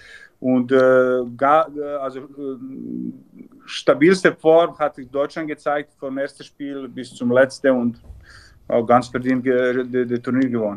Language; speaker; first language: German; non-native, learner; Serbian